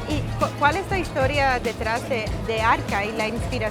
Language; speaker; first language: Spanish; non-native, learner; English